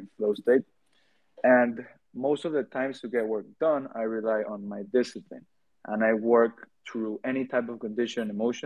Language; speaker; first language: English; non-native, fluent; Spanish